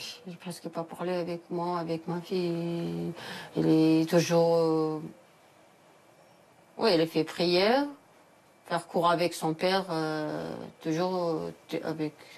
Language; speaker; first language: French; non-native, learner; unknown